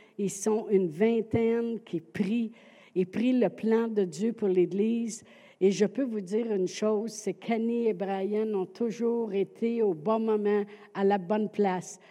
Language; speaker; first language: French; native; French